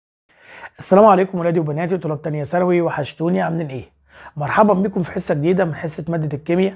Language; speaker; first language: Arabic; native; Arabic